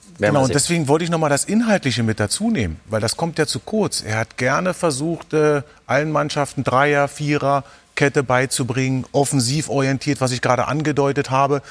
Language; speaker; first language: German; native; German